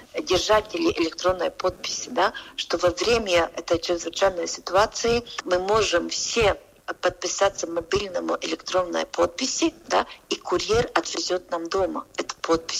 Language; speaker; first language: Russian; non-native, local second language; Latvian